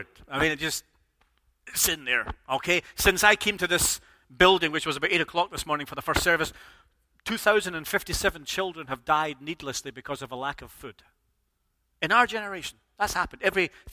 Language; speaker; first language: English; native; English